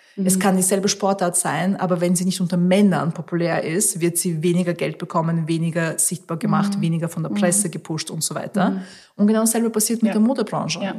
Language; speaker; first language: German; early bilingual, other home language; Russian